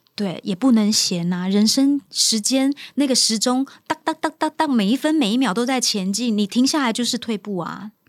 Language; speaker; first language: Chinese; non-native, local second language; Min Nan Chinese